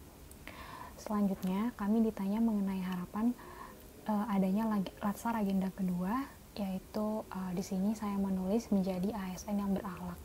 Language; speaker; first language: Indonesian; native; Indonesian